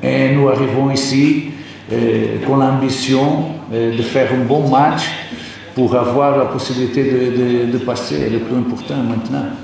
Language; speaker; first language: French; non-native, learner; Portuguese